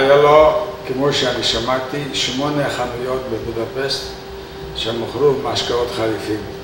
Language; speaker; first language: Hebrew; non-native, fluent; Hungarian